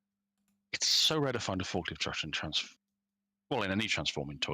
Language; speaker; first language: English; native; English